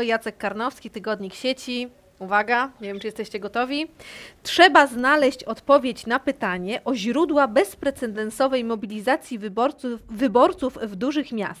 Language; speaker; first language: Polish; native; Polish